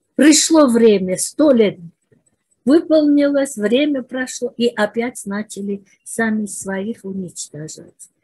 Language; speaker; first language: Russian; non-native, local second language; Azerbaijani